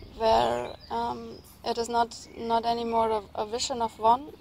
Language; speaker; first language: English; non-native, fluent; German